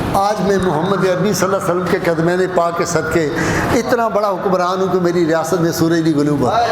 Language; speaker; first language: Urdu; non-native, local second language; Punjabi